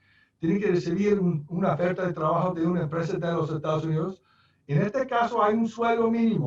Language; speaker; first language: Spanish; non-native, fluent; English